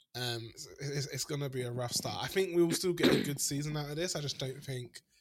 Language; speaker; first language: English; native; English